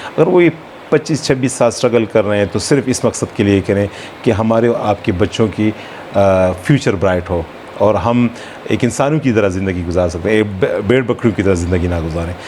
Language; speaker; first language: Urdu; non-native, local second language; Pashto